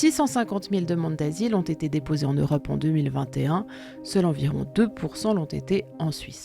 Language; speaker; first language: French; native; French